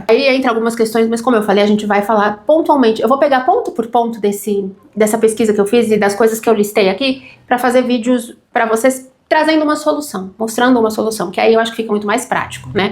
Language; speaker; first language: Portuguese; native; Portuguese